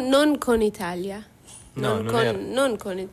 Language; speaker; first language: Italian; non-native, learner; Persian